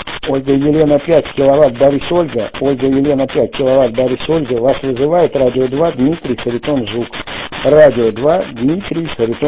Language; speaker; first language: Russian; native; Russian